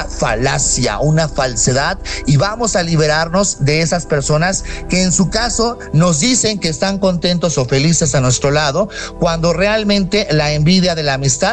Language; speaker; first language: Spanish; native; Spanish